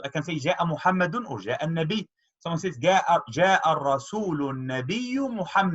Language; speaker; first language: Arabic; non-native, fluent; English